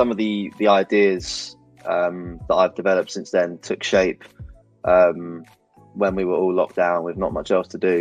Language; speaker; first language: English; native; English